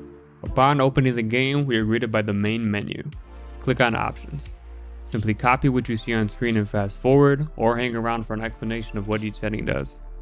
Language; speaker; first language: English; native; English